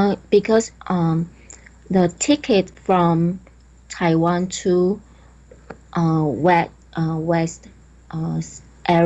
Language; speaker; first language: English; non-native, learner; Chinese